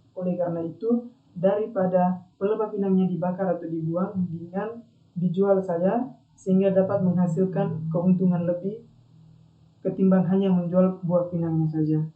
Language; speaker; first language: Indonesian; non-native, local second language; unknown